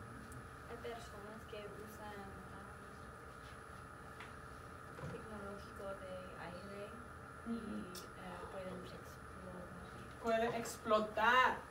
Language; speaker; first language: Spanish; non-native, learner; English